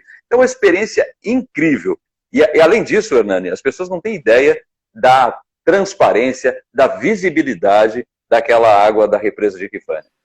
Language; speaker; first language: Portuguese; native; Portuguese